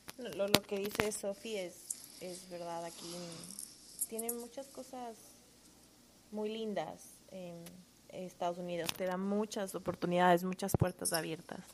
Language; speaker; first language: Spanish; native; Spanish